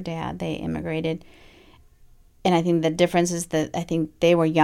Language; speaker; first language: English; early bilingual, other home language; Spanish